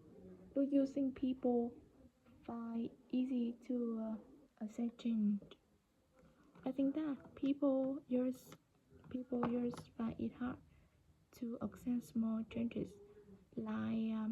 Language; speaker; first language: English; non-native, learner; Vietnamese